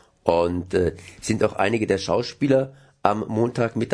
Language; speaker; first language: German; native; German